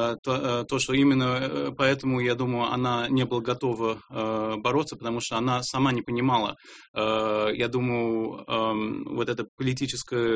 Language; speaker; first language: Russian; non-native, fluent; English